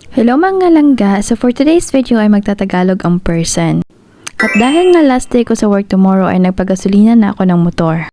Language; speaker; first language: Filipino; non-native, local second language; Cebuano